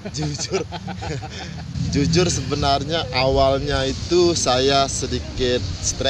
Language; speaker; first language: Indonesian; non-native, local second language; Balinese